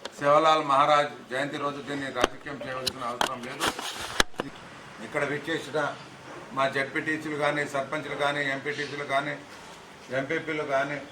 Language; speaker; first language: Telugu; non-native, local second language; Lambadi